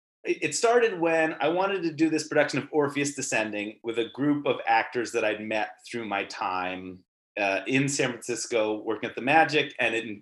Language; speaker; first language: English; native; English